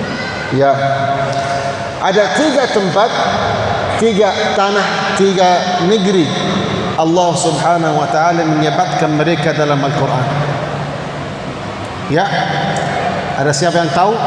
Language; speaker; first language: Indonesian; non-native, learner; Arabic